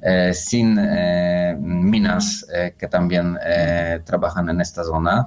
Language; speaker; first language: Spanish; non-native, learner; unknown